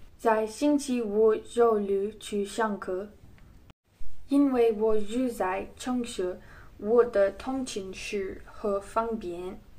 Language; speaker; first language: Chinese; non-native, learner; English